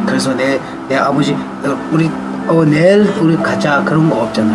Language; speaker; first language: Korean; non-native, learner; Tibetan